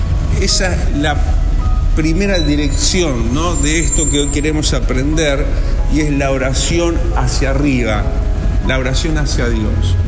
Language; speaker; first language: Spanish; native; Spanish